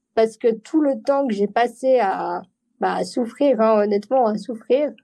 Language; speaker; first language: French; native; French